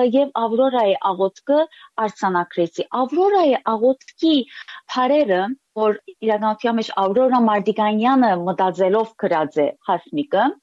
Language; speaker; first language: Armenian; early bilingual, heritage; Armenian